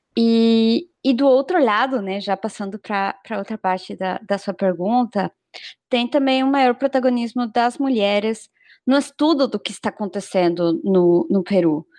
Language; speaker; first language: Portuguese; non-native, fluent; Spanish